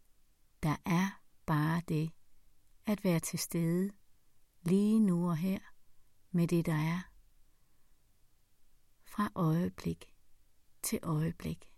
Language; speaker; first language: Danish; native; Danish